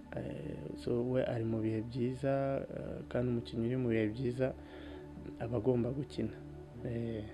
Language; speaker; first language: Kinyarwanda; native; Kinyarwanda